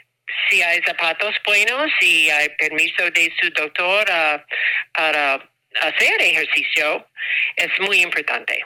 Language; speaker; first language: Spanish; non-native, learner; English